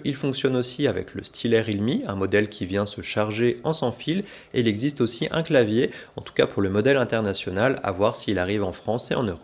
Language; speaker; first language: French; native; French